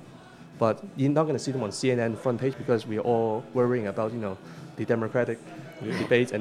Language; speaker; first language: English; non-native, local second language; Cantonese